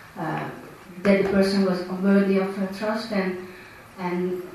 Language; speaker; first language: English; non-native, fluent; Hungarian